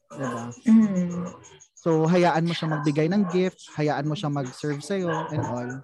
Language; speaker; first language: Filipino; non-native, local second language; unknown